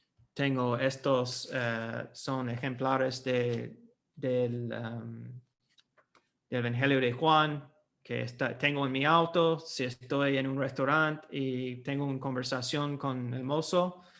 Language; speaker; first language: Spanish; non-native, fluent; English